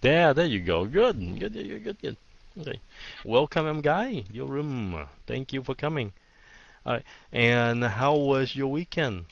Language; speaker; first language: English; early bilingual, heritage; Vietnamese